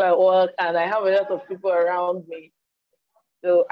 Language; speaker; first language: English; non-native, local second language; Igbo